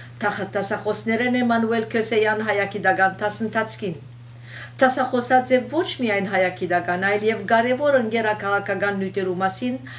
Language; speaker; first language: Armenian; early bilingual, heritage; Armenian